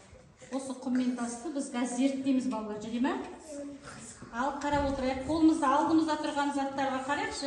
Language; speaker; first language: Kazakh; native; Kazakh